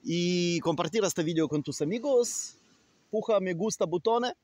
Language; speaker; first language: Spanish; non-native, learner; Russian